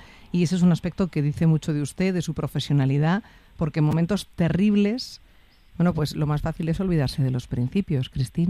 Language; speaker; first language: Spanish; native; Spanish